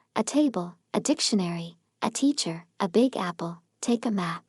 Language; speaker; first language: English; non-native, learner; Kazakh